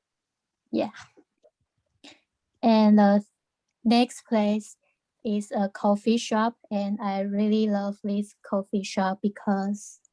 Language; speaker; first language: English; non-native, learner; Chinese